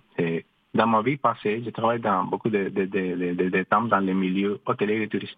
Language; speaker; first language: French; non-native, fluent; Spanish